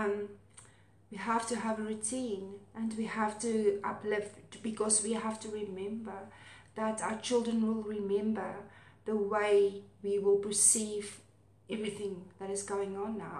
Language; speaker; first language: English; non-native, local second language; Afrikaans